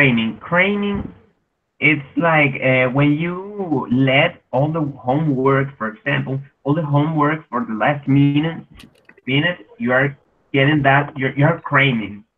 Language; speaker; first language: English; non-native, fluent; Spanish